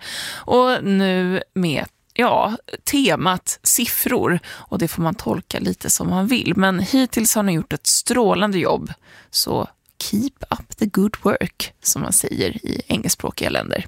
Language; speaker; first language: Swedish; native; Swedish